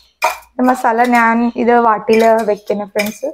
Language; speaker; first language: Malayalam; non-native, learner; Hindi